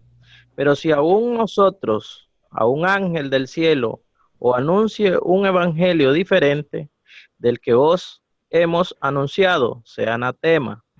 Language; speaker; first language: Spanish; native; Spanish